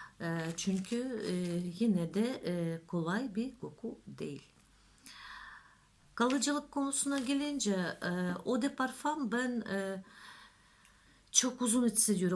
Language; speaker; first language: Turkish; non-native, learner; Russian